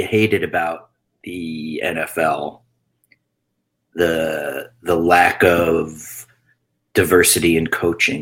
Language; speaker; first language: English; native; English